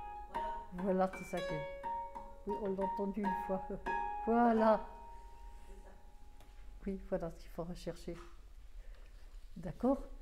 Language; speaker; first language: French; native; French